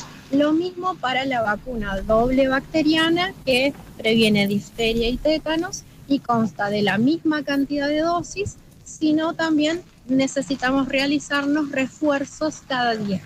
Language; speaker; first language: Spanish; native; Spanish